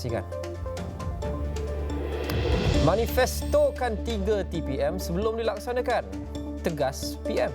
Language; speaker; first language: Malay; native; Malay